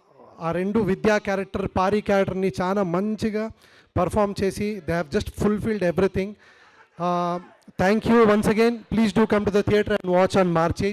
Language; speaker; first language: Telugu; non-native, learner; Kannada